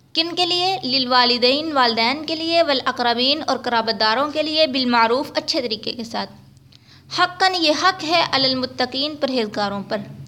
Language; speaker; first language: Urdu; native; Urdu